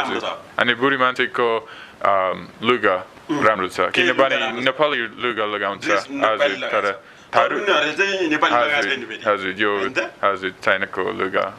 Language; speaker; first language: Nepali; non-native, learner; English